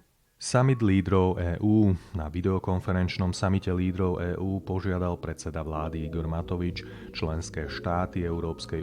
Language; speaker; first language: Slovak; native; Slovak